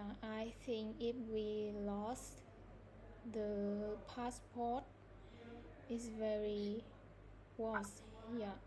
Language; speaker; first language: English; non-native, learner; Vietnamese